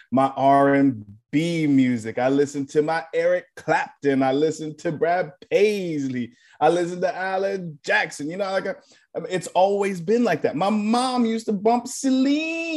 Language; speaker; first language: English; native; English